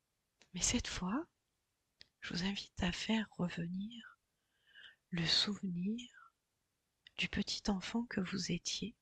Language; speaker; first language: French; native; French